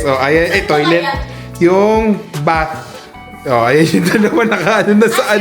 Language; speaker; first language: Filipino; native; Filipino